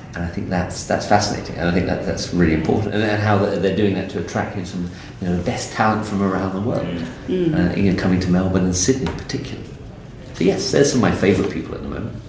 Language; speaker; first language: English; native; English